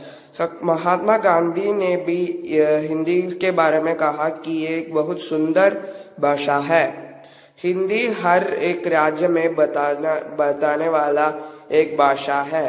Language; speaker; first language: Hindi; non-native, local second language; Malayalam